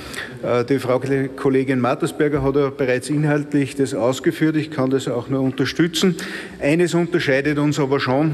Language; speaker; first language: German; native; German